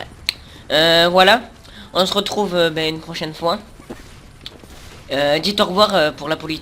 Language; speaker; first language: French; native; French